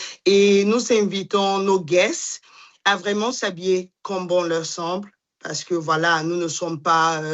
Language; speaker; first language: French; non-native, local second language; Duala